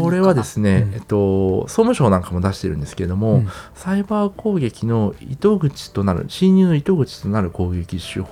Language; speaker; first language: Japanese; native; Japanese